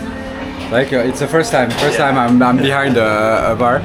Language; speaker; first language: English; non-native, learner; French